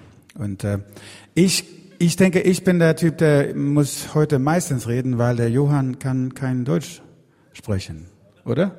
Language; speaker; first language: German; non-native, learner; Swedish